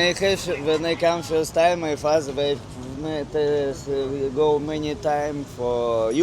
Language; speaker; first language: English; non-native, learner; Russian